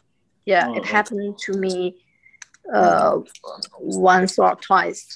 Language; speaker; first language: English; non-native, fluent; Chinese